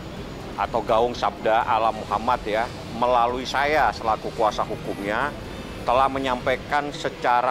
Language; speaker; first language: Indonesian; native; Indonesian